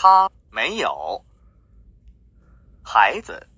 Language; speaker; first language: Chinese; non-native, learner; English